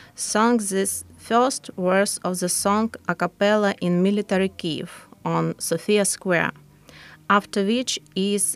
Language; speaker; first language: English; non-native, fluent; Ukrainian